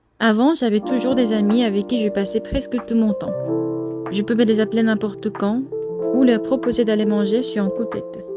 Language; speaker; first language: French; non-native, fluent; Korean